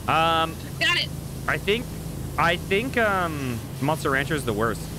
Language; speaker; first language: English; native; English